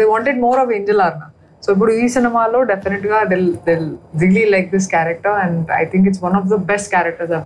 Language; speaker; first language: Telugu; non-native, learner; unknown